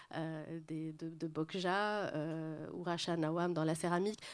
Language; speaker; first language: French; non-native, local second language; Arabic